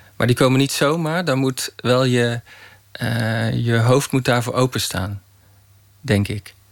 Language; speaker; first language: Dutch; native; Dutch